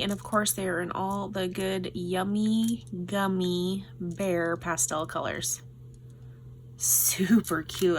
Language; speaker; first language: English; native; English